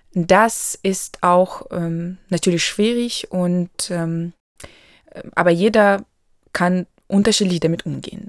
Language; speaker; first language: German; non-native, local second language; Ukrainian